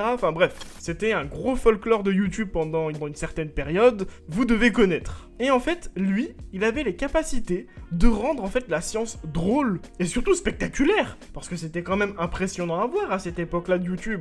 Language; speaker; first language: French; native; French